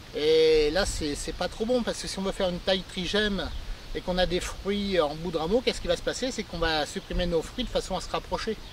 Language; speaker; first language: French; native; French